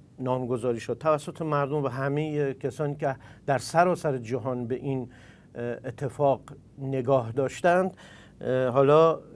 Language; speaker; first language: Persian; non-native, local second language; Central Kurdish